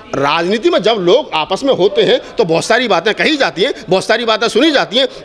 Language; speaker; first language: Hindi; native; Hindi